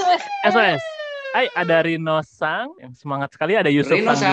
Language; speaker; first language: Indonesian; native; Indonesian